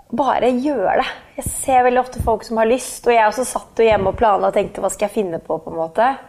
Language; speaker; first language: Norwegian; native; Norwegian